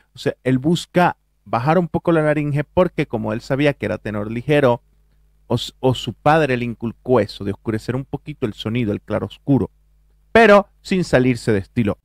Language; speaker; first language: Spanish; native; Spanish